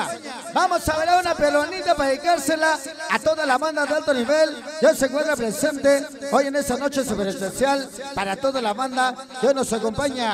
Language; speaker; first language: Spanish; native; Spanish